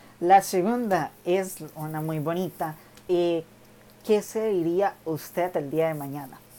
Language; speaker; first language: Spanish; native; Spanish